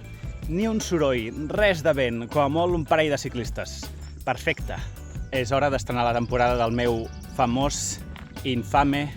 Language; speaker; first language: Catalan; native; Catalan